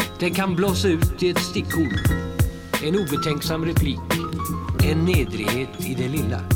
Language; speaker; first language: Swedish; native; Swedish